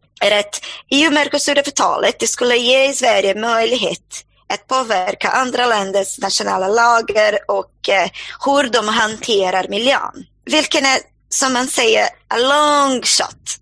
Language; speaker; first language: Swedish; non-native, fluent; Portuguese